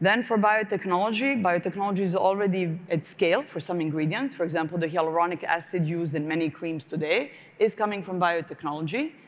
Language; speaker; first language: English; non-native, fluent; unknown